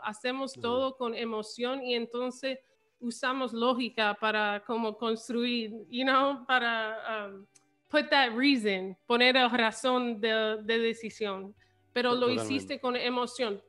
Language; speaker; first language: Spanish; early bilingual, heritage; English